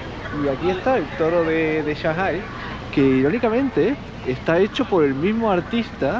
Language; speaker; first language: Spanish; native; Spanish